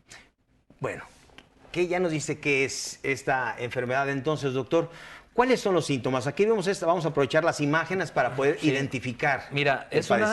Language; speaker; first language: Spanish; native; Spanish